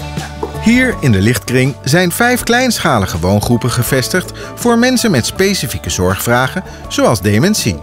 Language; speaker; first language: Dutch; native; Dutch